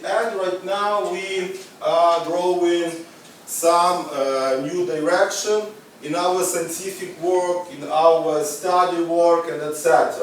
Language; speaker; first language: English; non-native, learner; Ukrainian